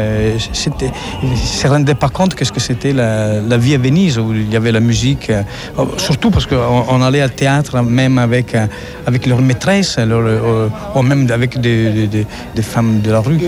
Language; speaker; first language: French; non-native, fluent; Italian